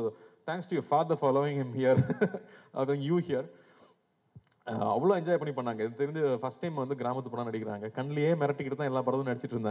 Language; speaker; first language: Tamil; native; Tamil